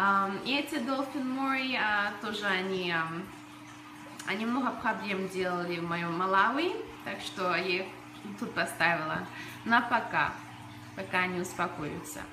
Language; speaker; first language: Russian; early bilingual, other home language; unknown